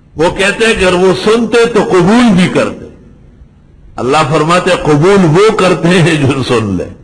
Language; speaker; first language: Urdu; non-native, local second language; Pashto